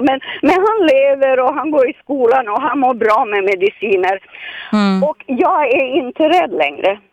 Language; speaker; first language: Swedish; non-native, fluent; Serbian